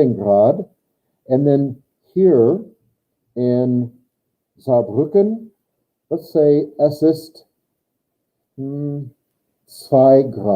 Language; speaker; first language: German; non-native, fluent; English